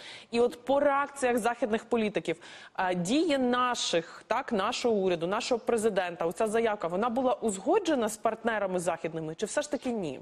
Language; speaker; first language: Ukrainian; native; Ukrainian